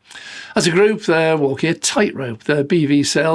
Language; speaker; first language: English; native; English